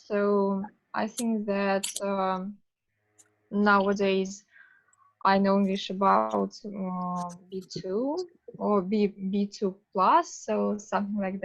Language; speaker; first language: English; non-native, fluent; Russian